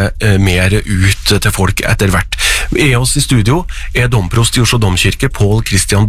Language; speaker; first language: Norwegian; native; Norwegian